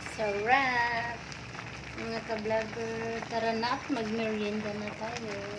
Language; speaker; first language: Filipino; non-native, local second language; Bikol